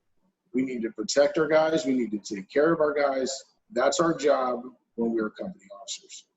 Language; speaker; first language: English; native; English